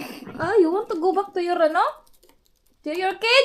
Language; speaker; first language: English; non-native, local second language; Filipino